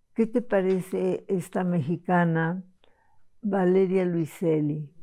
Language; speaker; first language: Spanish; native; Spanish